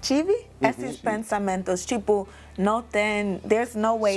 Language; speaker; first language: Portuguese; non-native, learner; English